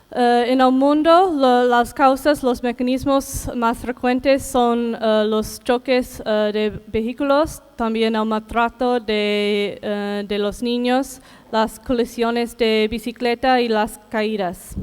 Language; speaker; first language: Spanish; non-native, fluent; English